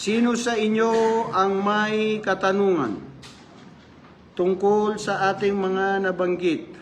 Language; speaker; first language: Filipino; non-native, local second language; Maranao